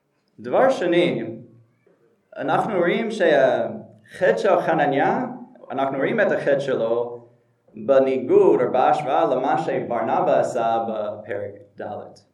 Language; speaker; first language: Hebrew; non-native, fluent; English